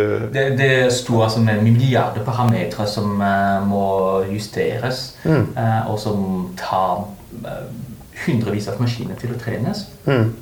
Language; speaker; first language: Norwegian; non-native, fluent; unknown